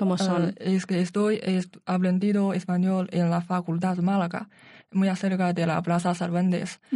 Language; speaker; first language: Spanish; non-native, learner; English